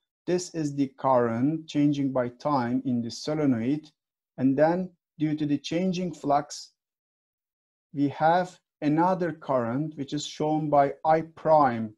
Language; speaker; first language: English; non-native, fluent; Turkish